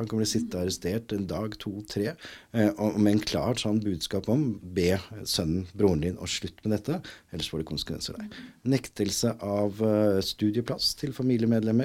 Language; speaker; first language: Norwegian; native; Norwegian